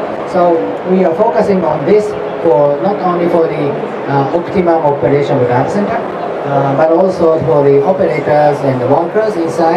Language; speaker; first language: English; non-native, fluent; Japanese